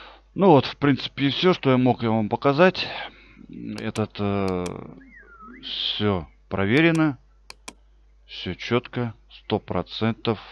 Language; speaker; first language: Russian; native; Russian